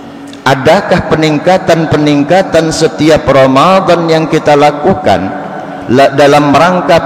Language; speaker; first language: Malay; non-native, local second language; Banjar